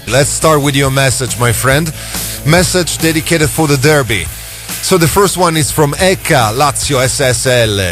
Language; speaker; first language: English; non-native, fluent; Italian